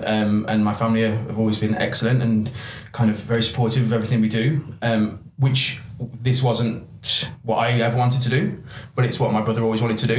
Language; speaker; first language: English; native; English